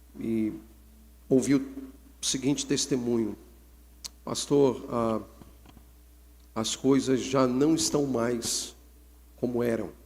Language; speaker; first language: Portuguese; native; Portuguese